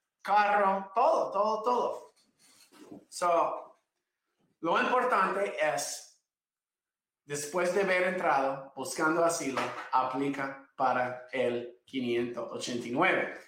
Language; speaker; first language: Spanish; non-native, fluent; English